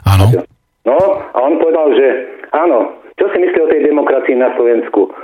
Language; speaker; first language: Slovak; native; Slovak